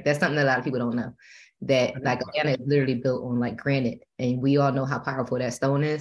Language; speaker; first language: English; native; English